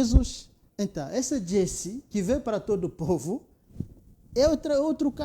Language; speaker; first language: Portuguese; non-native, local second language; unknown